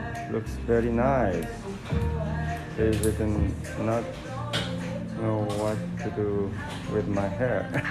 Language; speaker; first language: English; non-native, learner; Korean